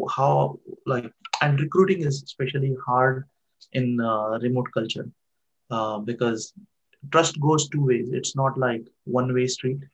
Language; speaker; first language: English; non-native, local second language; Marathi